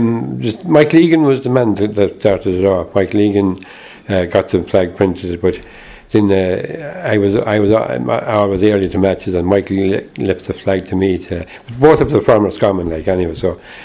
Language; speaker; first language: English; native; English